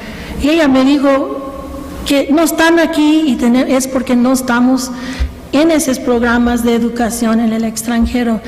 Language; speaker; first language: Spanish; early bilingual, heritage; Spanish